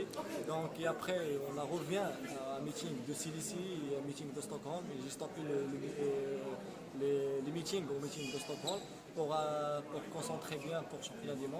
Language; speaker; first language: French; non-native, local second language; Arabic